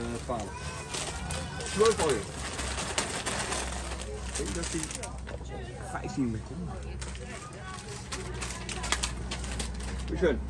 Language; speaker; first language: German; non-native, learner; Dutch